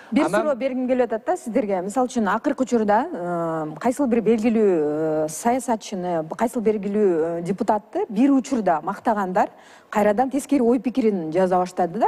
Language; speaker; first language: Kyrgyz; native; Kyrgyz